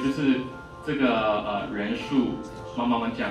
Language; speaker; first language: Chinese; non-native, fluent; English